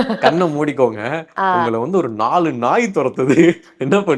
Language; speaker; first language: Tamil; native; Tamil